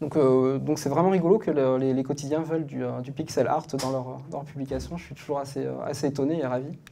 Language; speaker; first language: French; native; French